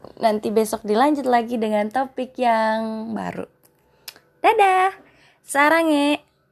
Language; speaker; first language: Indonesian; non-native, local second language; Sundanese